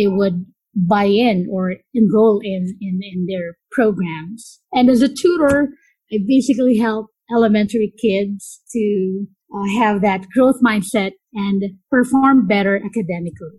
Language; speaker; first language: English; non-native, local second language; Filipino